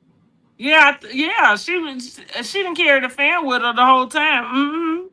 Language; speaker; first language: English; native; English